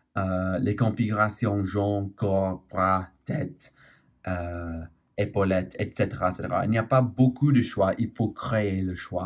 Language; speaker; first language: French; non-native, learner; English